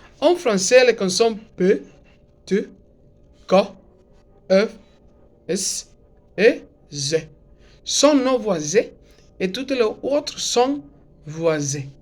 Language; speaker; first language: French; non-native, learner; Spanish